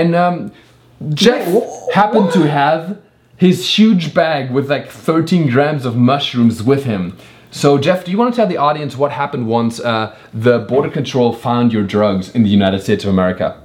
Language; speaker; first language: English; non-native, fluent; German